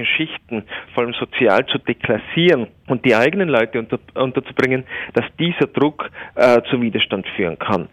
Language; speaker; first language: German; native; German